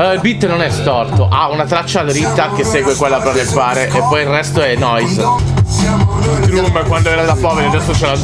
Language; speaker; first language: Italian; native; Italian